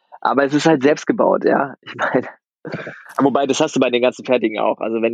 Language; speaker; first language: German; native; German